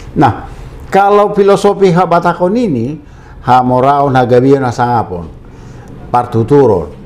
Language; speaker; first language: Indonesian; native; Indonesian